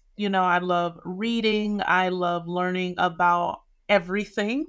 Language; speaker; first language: English; native; English